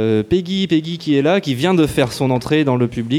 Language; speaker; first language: French; native; French